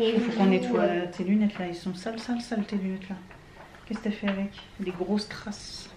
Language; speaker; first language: French; native; French